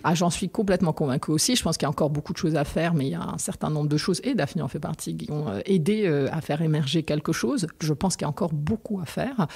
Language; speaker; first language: French; non-native, local second language; Arabic